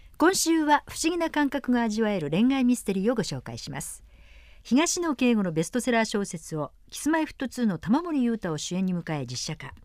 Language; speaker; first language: Japanese; native; Japanese